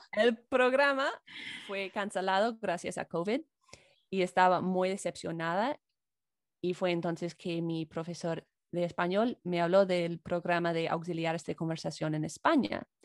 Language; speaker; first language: Spanish; non-native, fluent; English